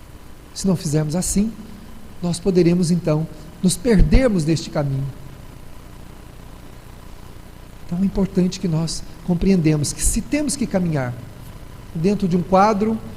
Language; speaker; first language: Portuguese; native; Portuguese